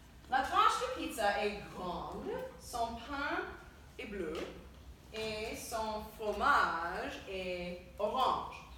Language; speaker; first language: French; non-native, fluent; English